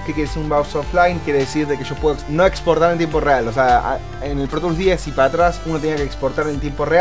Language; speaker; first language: Spanish; native; Spanish